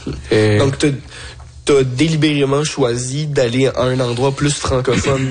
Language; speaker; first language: French; native; French